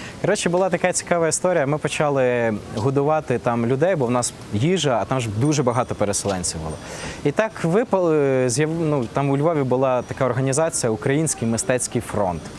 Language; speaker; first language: Ukrainian; non-native, local second language; Russian